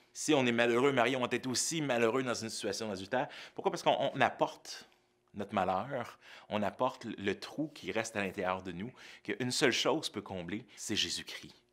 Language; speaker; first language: French; native; French